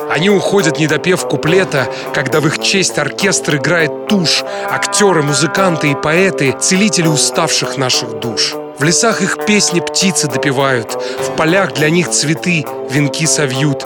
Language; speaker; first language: Russian; native; Russian